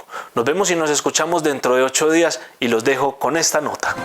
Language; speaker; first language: Spanish; native; Spanish